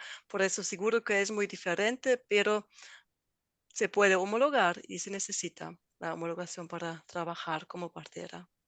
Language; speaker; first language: Spanish; non-native, fluent; German